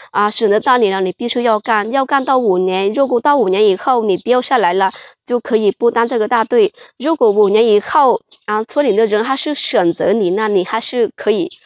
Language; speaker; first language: Chinese; non-native, fluent; Lao